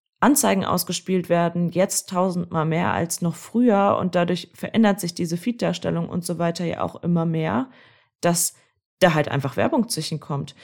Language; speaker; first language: German; native; German